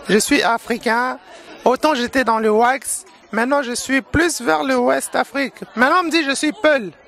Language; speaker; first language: French; early bilingual, other home language; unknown